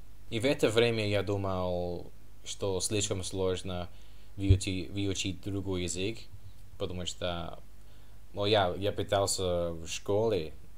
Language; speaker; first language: Russian; non-native, fluent; English